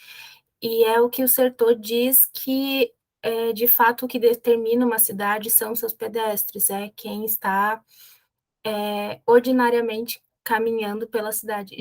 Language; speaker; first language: Portuguese; native; Portuguese